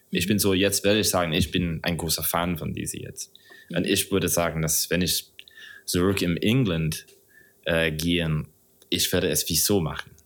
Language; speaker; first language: German; non-native, learner; English